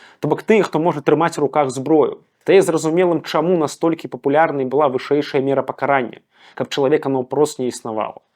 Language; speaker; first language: Belarusian; native; Belarusian